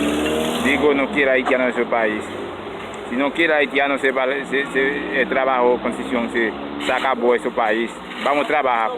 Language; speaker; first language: Spanish; non-native, local second language; Haitian Creole